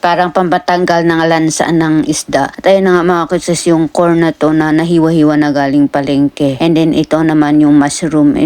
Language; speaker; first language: Filipino; native; Filipino